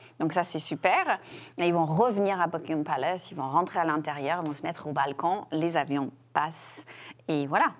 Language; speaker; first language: French; non-native, fluent; English